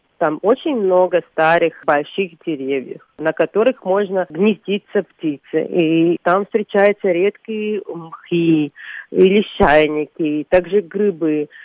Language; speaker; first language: Russian; non-native, local second language; Latvian